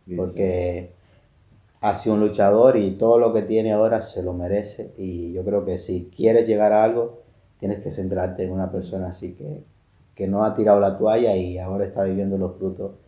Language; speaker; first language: Spanish; native; Spanish